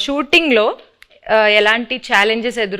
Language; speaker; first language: Telugu; native; Telugu